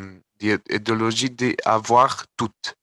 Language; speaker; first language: French; non-native, learner; Portuguese